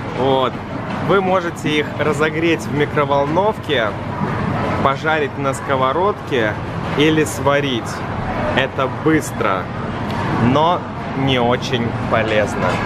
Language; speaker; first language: Russian; native; Russian